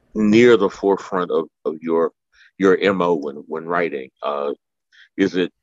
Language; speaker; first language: English; native; English